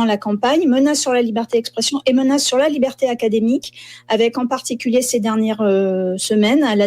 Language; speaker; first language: French; native; French